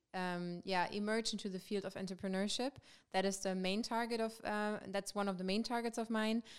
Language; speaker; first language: English; non-native, fluent; German